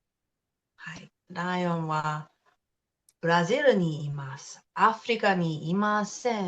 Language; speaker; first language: Japanese; non-native, fluent; English